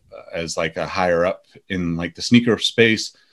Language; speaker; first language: English; native; English